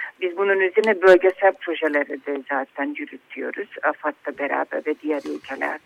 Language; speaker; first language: Turkish; non-native, fluent; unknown